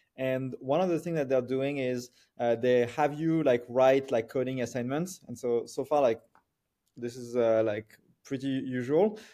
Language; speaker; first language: English; non-native, fluent; French